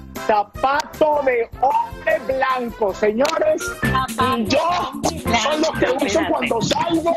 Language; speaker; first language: Spanish; native; Spanish